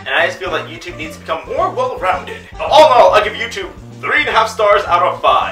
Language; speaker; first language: English; native; English